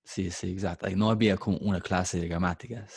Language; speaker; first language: Spanish; non-native, fluent; English